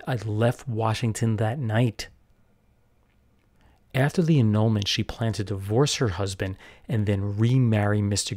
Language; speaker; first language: English; native; English